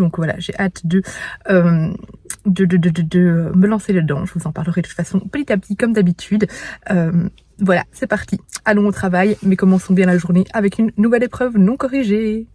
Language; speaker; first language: French; native; French